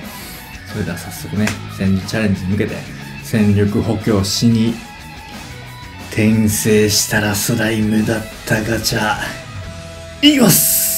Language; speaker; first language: Japanese; native; Japanese